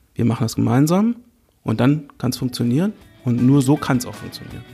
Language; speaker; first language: German; native; German